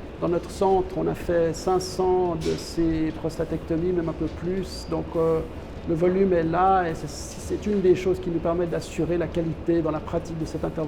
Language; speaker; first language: French; native; French